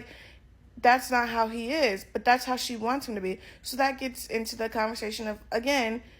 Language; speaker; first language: English; native; English